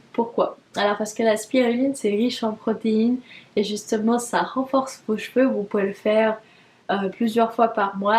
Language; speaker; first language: French; native; French